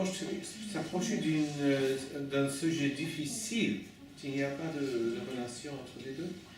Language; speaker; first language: French; non-native, fluent; English